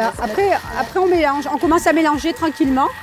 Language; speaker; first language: French; native; French